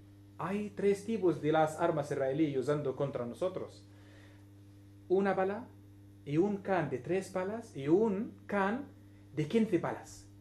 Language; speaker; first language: Spanish; non-native, learner; Arabic